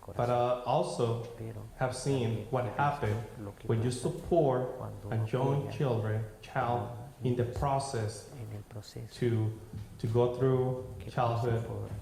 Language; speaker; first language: English; non-native, fluent; Spanish